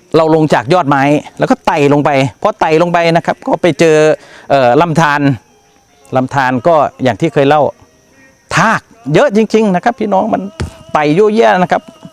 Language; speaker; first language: Thai; native; Thai